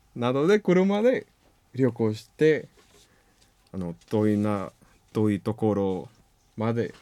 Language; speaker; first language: Japanese; non-native, learner; Spanish